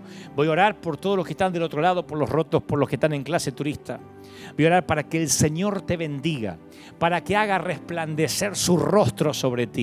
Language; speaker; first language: Spanish; native; Spanish